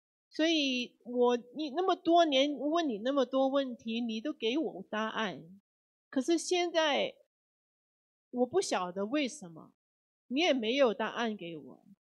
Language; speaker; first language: Chinese; non-native, fluent; Cantonese